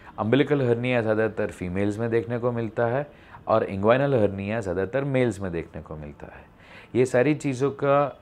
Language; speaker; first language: Hindi; non-native, local second language; Gujarati